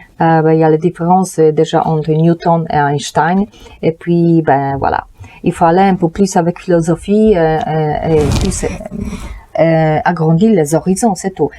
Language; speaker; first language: French; non-native, fluent; Polish